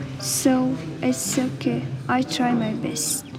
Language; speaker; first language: English; non-native, learner; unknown